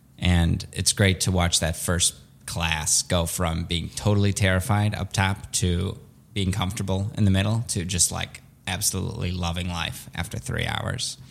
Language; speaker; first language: English; early bilingual, other home language; Russian